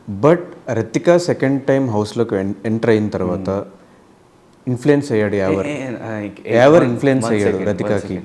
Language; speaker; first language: Telugu; native; Telugu